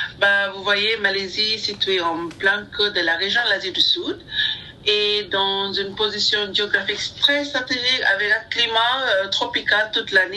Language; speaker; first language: French; non-native, learner; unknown